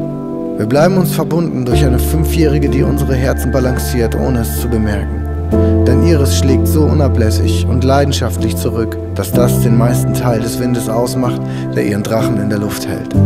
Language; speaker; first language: German; native; German